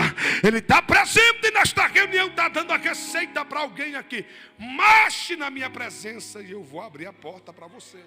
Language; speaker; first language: Portuguese; native; Portuguese